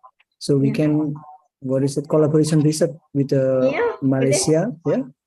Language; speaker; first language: English; non-native, learner; Indonesian